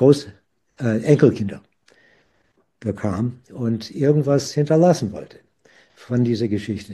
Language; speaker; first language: German; non-native, fluent; English